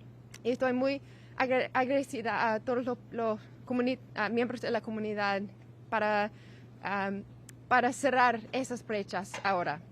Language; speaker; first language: Spanish; non-native, learner; English